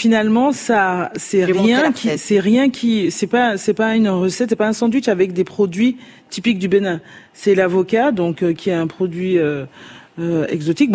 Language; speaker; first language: French; non-native, local second language; Fon